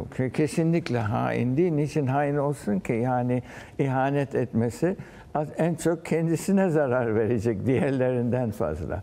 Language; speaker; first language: Turkish; early bilingual, heritage; Turkish